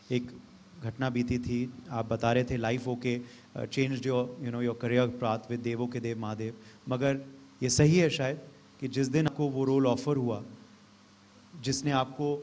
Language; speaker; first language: Hindi; native; Hindi